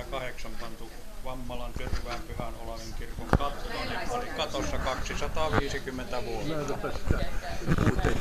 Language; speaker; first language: Finnish; native; Finnish